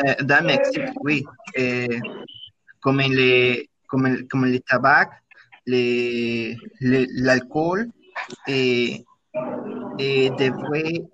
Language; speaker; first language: French; non-native, learner; Spanish